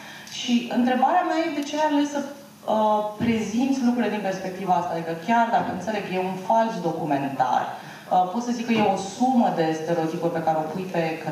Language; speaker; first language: Romanian; native; Romanian